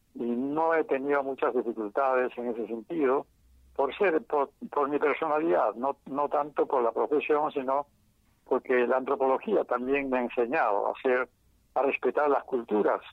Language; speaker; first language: Spanish; non-native, local second language; Quechua